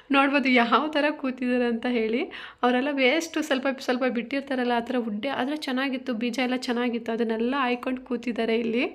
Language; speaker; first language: Kannada; non-native, local second language; Telugu